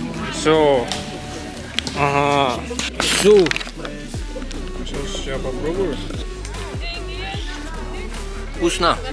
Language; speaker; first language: Russian; non-native, learner; Malay